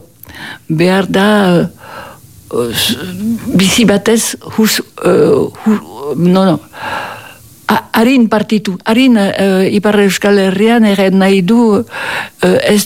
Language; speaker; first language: Basque; native; Basque